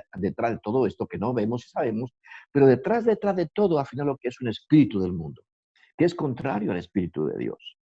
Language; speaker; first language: Spanish; native; Spanish